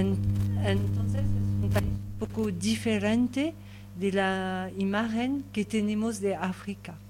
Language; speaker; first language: Spanish; non-native, learner; French